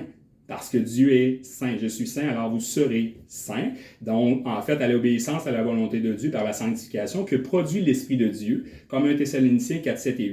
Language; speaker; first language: French; native; French